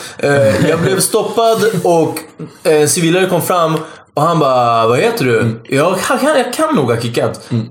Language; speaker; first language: Swedish; native; Swedish